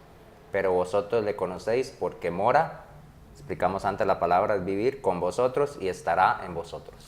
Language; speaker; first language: Spanish; native; Spanish